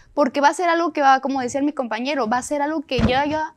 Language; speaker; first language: Spanish; native; Spanish